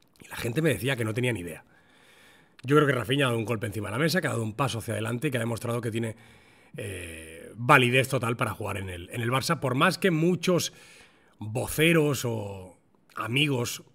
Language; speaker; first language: Spanish; native; Spanish